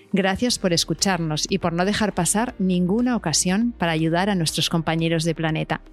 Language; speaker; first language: Spanish; native; Spanish